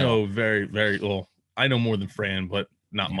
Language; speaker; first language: English; native; English